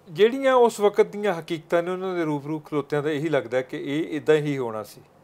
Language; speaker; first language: Punjabi; native; Punjabi